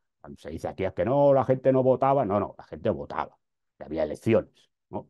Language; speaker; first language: Spanish; native; Spanish